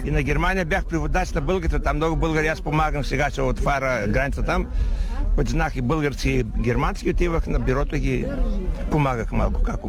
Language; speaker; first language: Bulgarian; non-native, learner; Macedonian